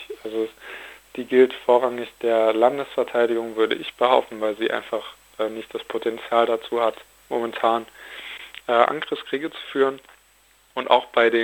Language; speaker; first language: German; native; German